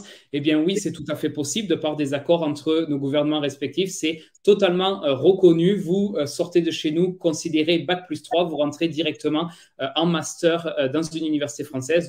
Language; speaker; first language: French; native; French